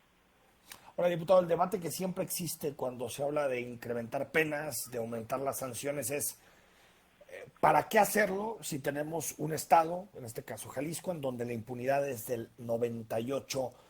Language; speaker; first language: Spanish; native; Spanish